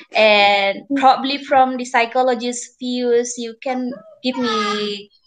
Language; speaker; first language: English; non-native, fluent; Indonesian